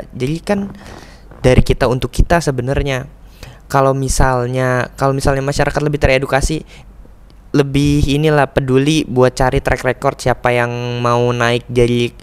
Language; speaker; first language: Indonesian; native; Indonesian